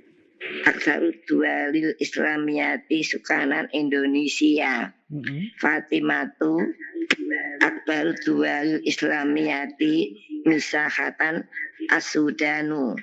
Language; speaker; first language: Arabic; non-native, learner; Indonesian